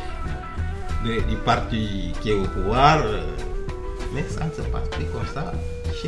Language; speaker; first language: French; non-native, local second language; Wolof